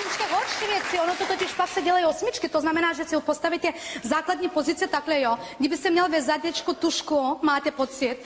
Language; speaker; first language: Czech; non-native, fluent; Turkish